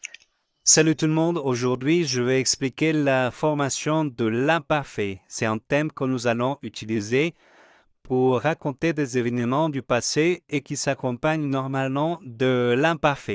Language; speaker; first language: French; non-native, fluent; Spanish